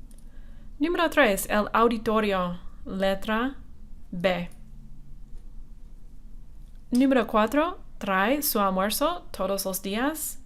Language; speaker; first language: Spanish; non-native, fluent; English